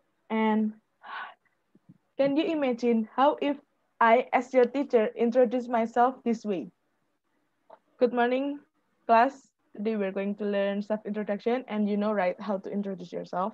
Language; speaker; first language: English; non-native, fluent; Indonesian